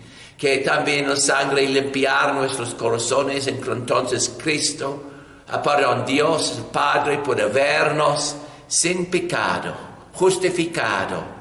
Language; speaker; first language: Spanish; non-native, learner; English